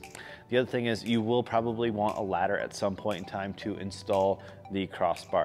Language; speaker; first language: English; native; English